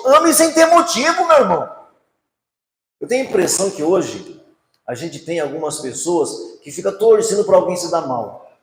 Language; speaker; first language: Portuguese; native; Portuguese